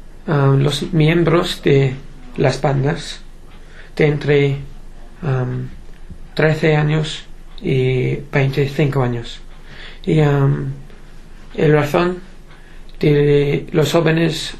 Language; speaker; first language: Spanish; non-native, learner; English